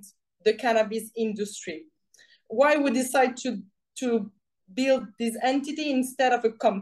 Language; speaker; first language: English; non-native, fluent; Spanish